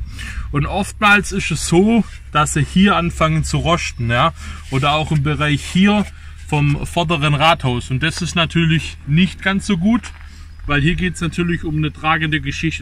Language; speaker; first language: German; native; German